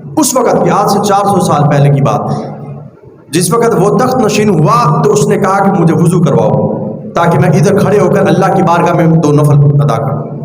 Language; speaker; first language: Urdu; non-native, local second language; Punjabi